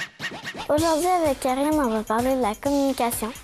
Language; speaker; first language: French; native; French